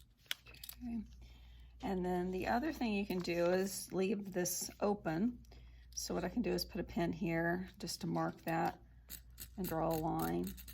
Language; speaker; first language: English; native; English